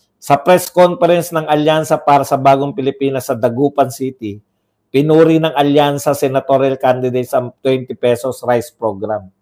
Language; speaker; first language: Filipino; non-native, local second language; Iloko